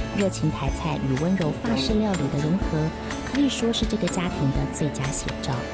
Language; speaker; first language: Chinese; native; Chinese